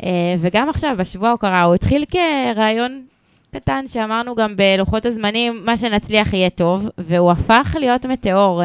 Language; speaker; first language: Hebrew; native; Hebrew